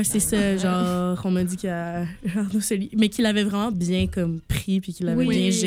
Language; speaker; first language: French; native; French